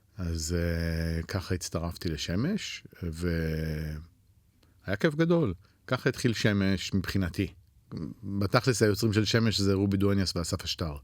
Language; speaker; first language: Hebrew; early bilingual, other home language; Spanish